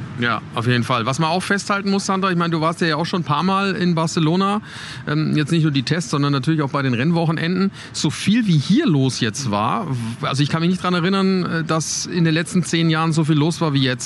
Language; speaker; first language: German; native; German